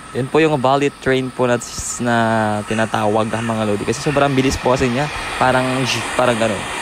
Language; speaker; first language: Filipino; native; Filipino